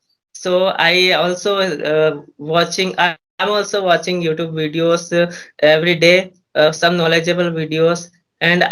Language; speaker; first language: English; non-native, learner; Hindi